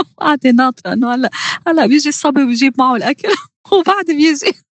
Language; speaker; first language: Arabic; native; Arabic